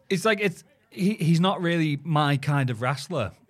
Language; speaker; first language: English; native; English